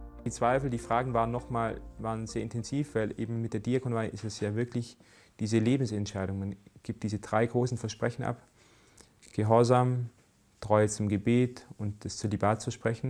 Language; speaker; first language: German; native; German